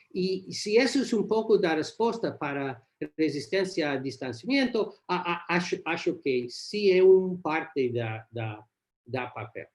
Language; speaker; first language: Portuguese; non-native, learner; English